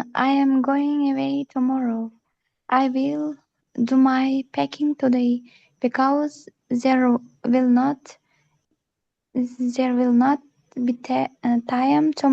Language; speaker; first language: English; non-native, learner; Uzbek